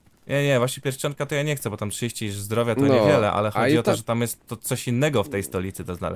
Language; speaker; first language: Polish; native; Polish